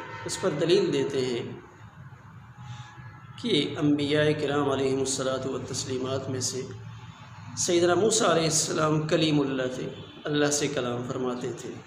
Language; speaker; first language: Urdu; native; Urdu